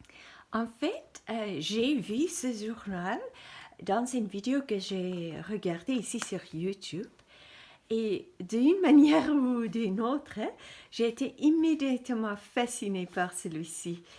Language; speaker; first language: French; non-native, fluent; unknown